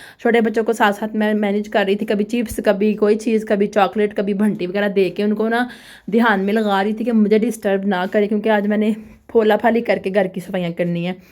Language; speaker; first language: Urdu; non-native, local second language; Punjabi